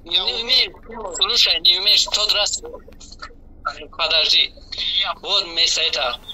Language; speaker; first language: Russian; non-native, learner; Tajik